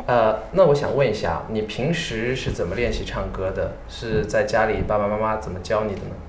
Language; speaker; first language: Chinese; native; Chinese